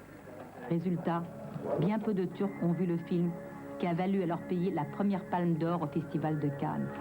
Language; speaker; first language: French; native; French